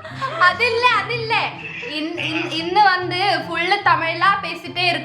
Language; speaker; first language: Tamil; non-native, learner; Malayalam